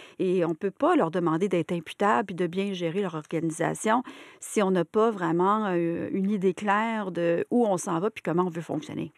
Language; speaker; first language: French; native; French